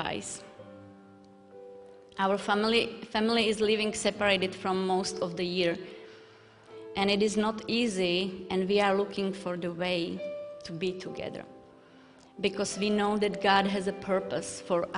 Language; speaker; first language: English; non-native, learner; Czech